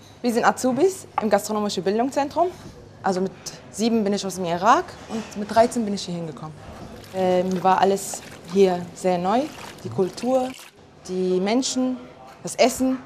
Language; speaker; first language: German; early bilingual, other home language; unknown